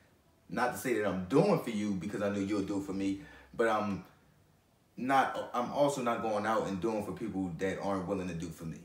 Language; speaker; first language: English; native; English